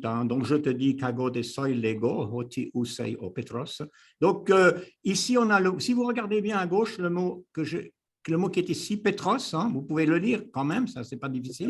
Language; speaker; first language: French; native; French